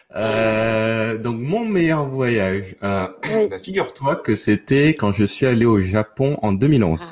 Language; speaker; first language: French; native; French